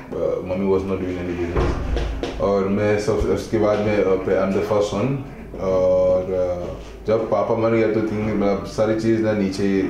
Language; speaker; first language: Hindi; non-native, fluent; Igbo